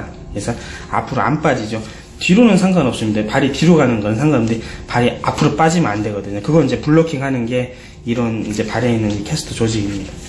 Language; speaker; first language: Korean; native; Korean